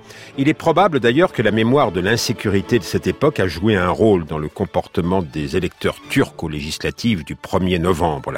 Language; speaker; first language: French; native; French